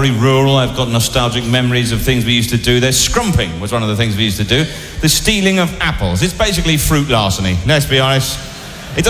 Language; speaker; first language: English; native; English